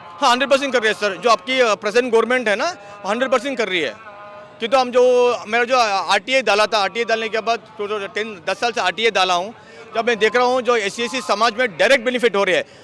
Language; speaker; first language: Hindi; non-native, local second language; Kannada